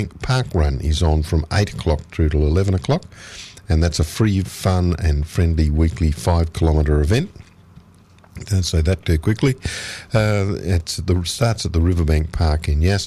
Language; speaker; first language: English; native; English